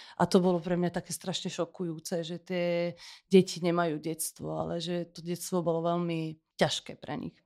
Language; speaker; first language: Slovak; early bilingual, heritage; Slovak